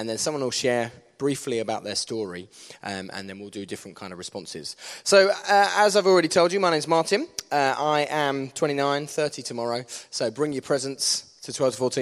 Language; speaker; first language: English; native; English